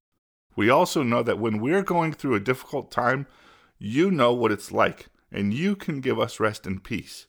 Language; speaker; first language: English; native; English